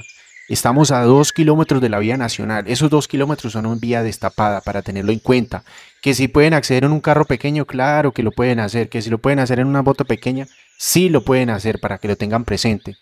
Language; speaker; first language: Spanish; native; Spanish